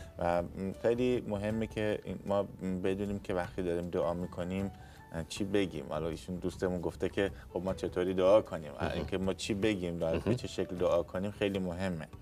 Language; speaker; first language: Persian; native; Persian